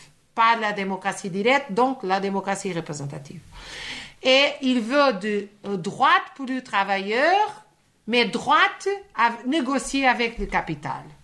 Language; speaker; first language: French; non-native, fluent; Portuguese